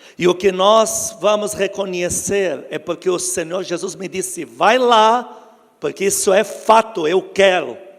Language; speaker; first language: Portuguese; non-native, fluent; Arabic